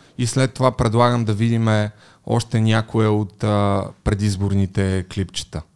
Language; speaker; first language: Bulgarian; native; Bulgarian